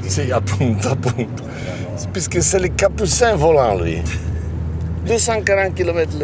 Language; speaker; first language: Italian; native; Italian